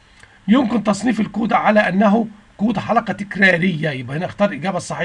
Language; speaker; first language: Arabic; native; Arabic